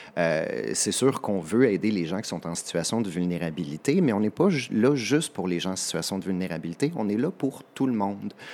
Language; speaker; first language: French; native; French